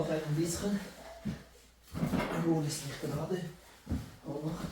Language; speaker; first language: German; native; German